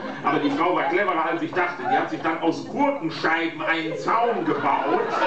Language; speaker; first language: German; native; German